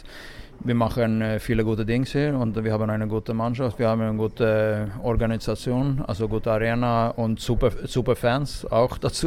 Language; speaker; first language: German; non-native, fluent; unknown